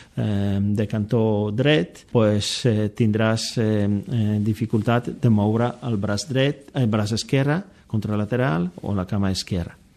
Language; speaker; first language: Catalan; non-native, fluent; Polish